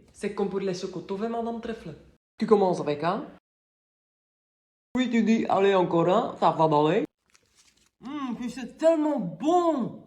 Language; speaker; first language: French; native; French